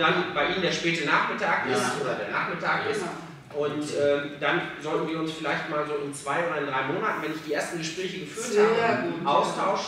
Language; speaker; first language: German; native; German